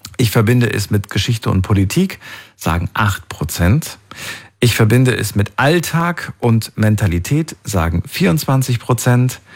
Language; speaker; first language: German; native; German